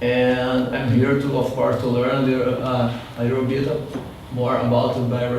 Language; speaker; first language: English; non-native, learner; Portuguese